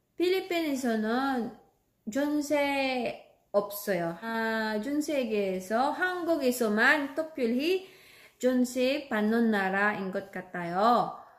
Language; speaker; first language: Korean; non-native, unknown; Filipino